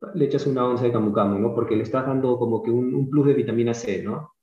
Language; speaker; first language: Spanish; early bilingual, other home language; English